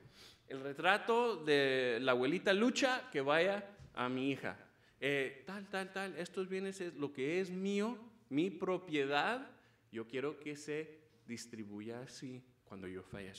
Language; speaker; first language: Spanish; early bilingual, heritage; Spanish